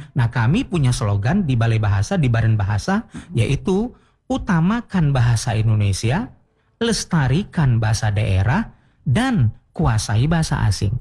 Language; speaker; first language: Indonesian; native; Indonesian